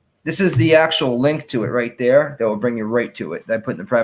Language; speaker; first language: English; native; English